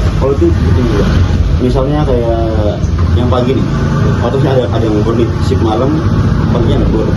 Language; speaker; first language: Indonesian; native; Indonesian